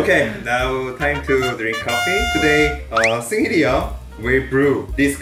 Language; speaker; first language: English; non-native, learner; Korean